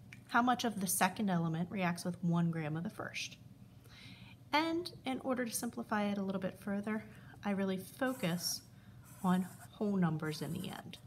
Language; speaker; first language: English; native; English